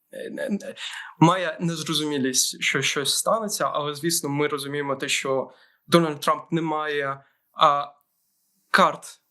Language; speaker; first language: Ukrainian; native; Ukrainian